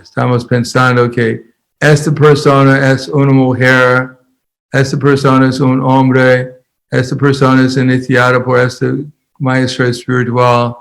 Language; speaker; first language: Spanish; non-native, fluent; English